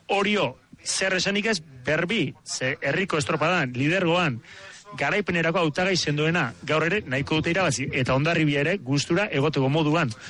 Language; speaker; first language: Basque; native; Basque